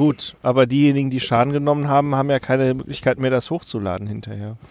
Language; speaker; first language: German; native; German